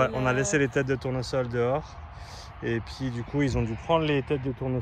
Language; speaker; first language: French; native; French